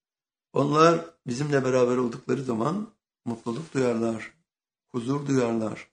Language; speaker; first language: Turkish; native; Turkish